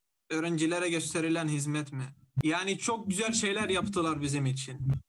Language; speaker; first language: Turkish; non-native, fluent; Arabic